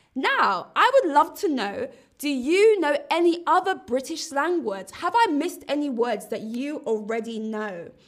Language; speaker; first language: English; native; English